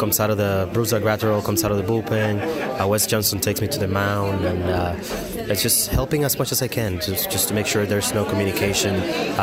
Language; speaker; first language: English; non-native, fluent; Spanish